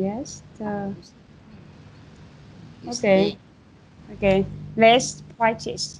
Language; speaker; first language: English; non-native, fluent; Vietnamese